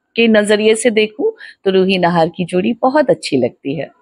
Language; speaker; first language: Hindi; non-native, local second language; Gujarati